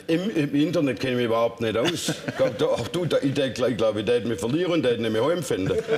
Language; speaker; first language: German; native; German